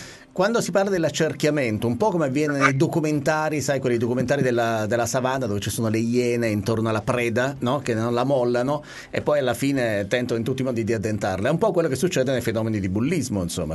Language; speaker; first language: Italian; native; Italian